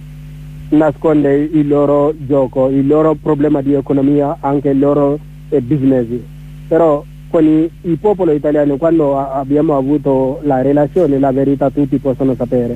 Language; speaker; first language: Italian; non-native, learner; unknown